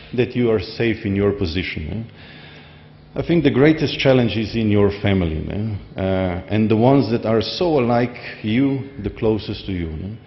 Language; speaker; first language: English; non-native, fluent; Slovenian